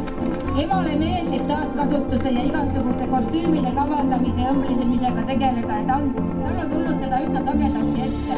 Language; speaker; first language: Estonian; native; Estonian